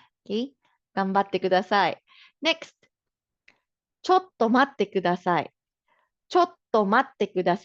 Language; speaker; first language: Japanese; non-native, fluent; Filipino